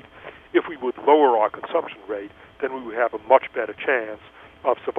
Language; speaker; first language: English; native; English